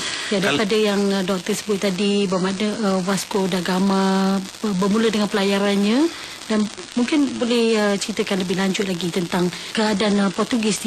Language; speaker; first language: Malay; native; Malay